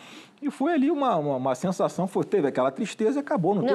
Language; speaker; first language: Portuguese; native; Portuguese